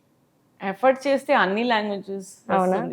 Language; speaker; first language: Telugu; non-native, local second language; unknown